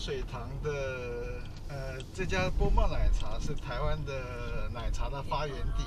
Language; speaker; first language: Chinese; native; Chinese